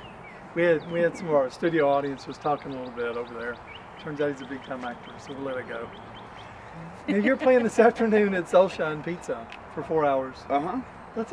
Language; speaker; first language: English; native; English